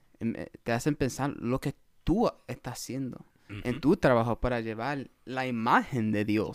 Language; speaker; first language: Spanish; early bilingual, heritage; Spanish